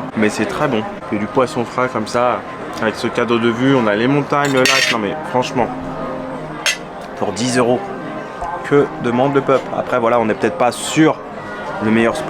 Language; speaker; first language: French; native; French